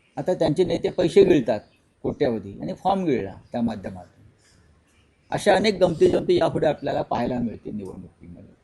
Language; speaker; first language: Marathi; native; Marathi